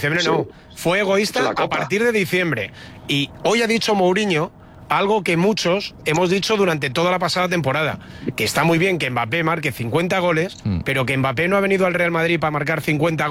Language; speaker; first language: Spanish; native; Spanish